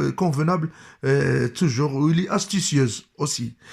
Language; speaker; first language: French; non-native, local second language; Arabic